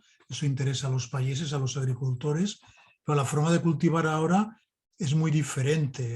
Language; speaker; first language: Spanish; native; Spanish